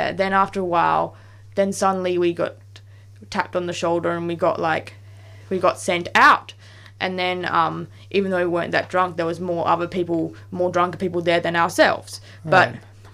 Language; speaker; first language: English; native; English